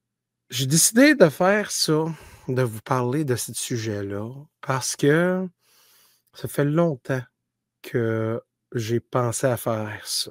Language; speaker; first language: French; native; French